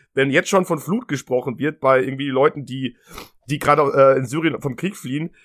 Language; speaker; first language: German; native; German